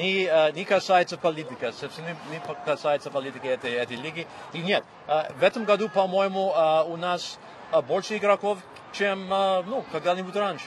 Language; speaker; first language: Russian; non-native, fluent; English